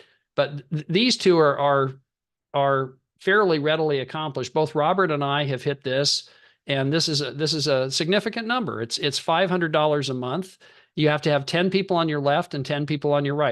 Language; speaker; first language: English; native; English